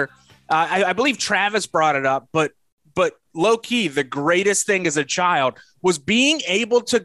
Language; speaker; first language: English; native; English